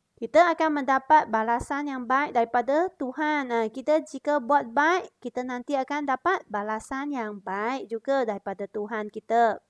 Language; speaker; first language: Malay; non-native, local second language; Chinese